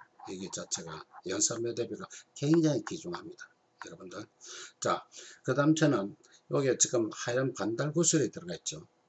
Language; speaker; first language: Korean; native; Korean